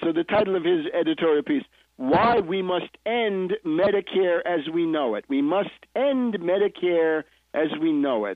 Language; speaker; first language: English; native; English